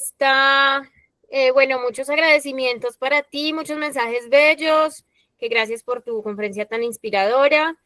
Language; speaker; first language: Spanish; native; Spanish